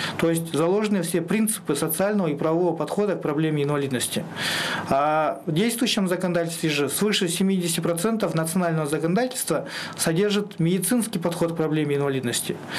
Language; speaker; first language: Russian; non-native, local second language; Kyrgyz